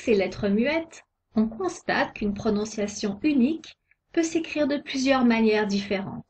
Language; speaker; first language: French; native; French